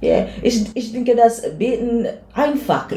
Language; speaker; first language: German; non-native, learner; English